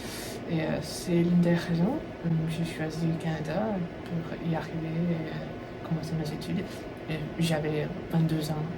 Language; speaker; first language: French; non-native, fluent; Tamil